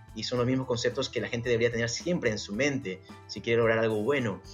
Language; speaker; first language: Spanish; native; Spanish